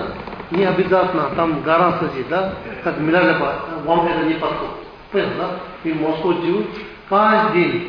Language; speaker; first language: Russian; non-native, learner; Tibetan